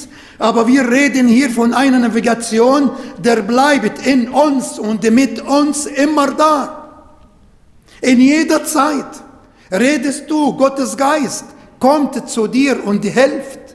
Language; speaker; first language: German; non-native, fluent; Arabic